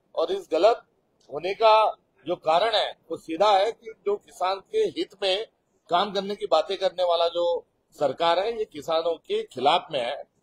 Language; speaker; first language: Hindi; non-native, local second language; Marathi